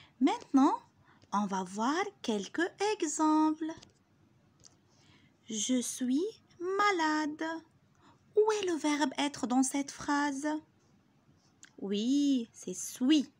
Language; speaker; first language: French; non-native, local second language; Arabic